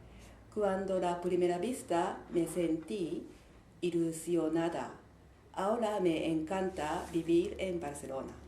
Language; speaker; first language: Spanish; non-native, learner; Japanese